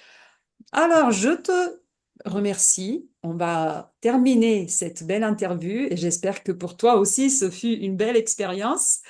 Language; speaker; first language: French; non-native, fluent; Italian